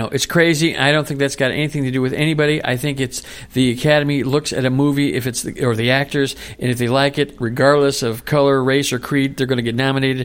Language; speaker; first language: English; native; English